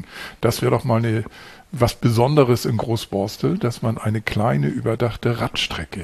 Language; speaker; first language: German; native; German